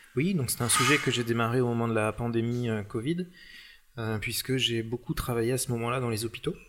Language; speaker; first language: French; native; French